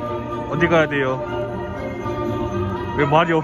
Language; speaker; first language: Korean; native; Korean